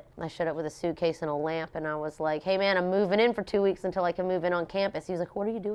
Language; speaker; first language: English; native; English